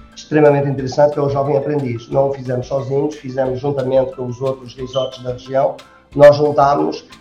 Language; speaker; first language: Portuguese; native; Portuguese